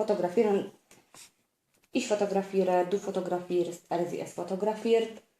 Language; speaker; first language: German; non-native, fluent; Polish